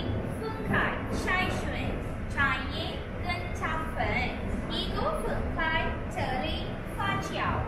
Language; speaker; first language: Chinese; non-native, learner; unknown